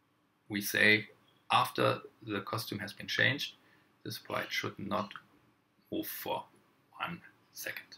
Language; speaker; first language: English; non-native, fluent; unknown